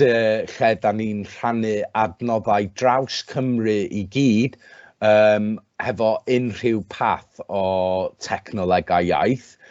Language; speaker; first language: Welsh; non-native, local second language; English